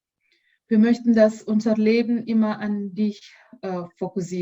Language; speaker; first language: German; non-native, learner; Indonesian